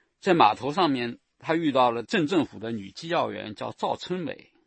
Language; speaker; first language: Chinese; native; Chinese